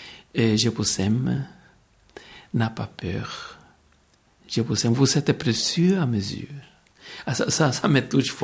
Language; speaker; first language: French; non-native, fluent; Spanish